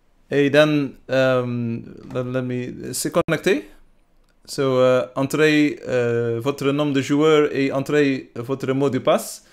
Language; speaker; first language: French; non-native, learner; Dutch